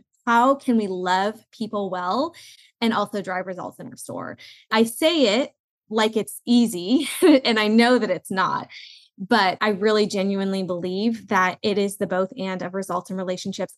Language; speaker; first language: English; native; English